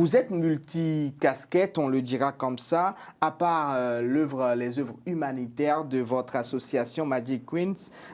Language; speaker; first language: French; native; French